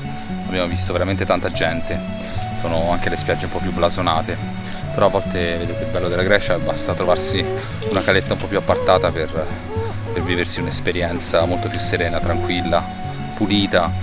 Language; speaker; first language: Italian; native; Italian